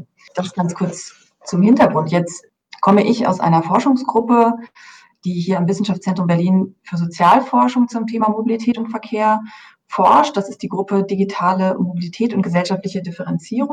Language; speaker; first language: German; native; German